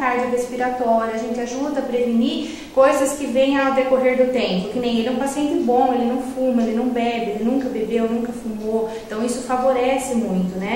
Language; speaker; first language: Portuguese; native; Portuguese